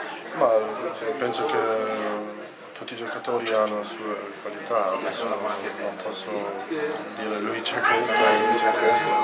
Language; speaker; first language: Italian; non-native, learner; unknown